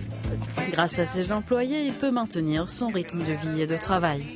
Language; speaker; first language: French; native; French